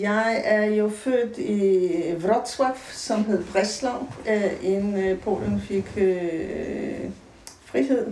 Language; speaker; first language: Danish; native; Danish